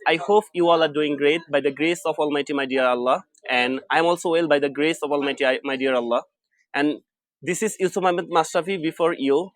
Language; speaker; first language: English; non-native, local second language; Bangla